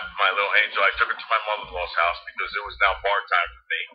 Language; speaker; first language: English; native; English